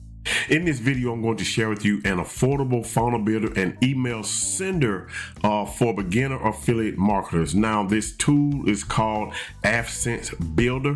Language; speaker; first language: English; native; English